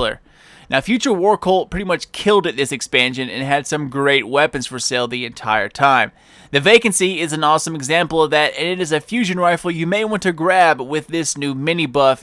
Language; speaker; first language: English; native; English